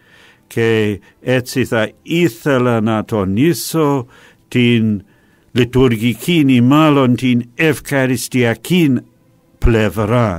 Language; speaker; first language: Greek; non-native, fluent; English